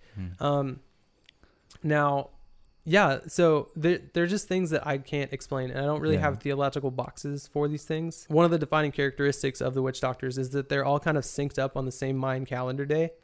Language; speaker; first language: English; early bilingual, heritage; English